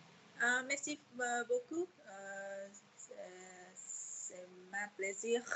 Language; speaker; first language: French; non-native, fluent; Vietnamese